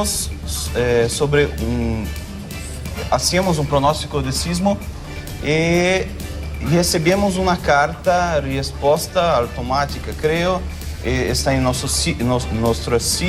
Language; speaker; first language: Spanish; non-native, learner; Portuguese